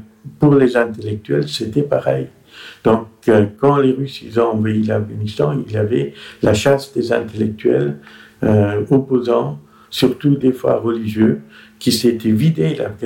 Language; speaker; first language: French; non-native, fluent; Persian